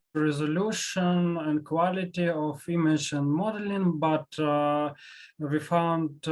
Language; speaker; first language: English; non-native, learner; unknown